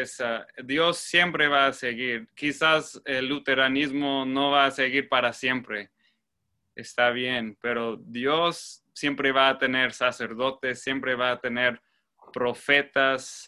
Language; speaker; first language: Spanish; non-native, fluent; English